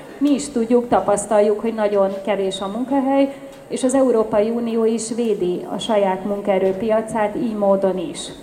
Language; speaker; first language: Hungarian; native; Hungarian